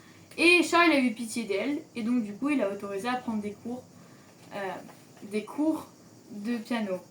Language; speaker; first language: French; native; French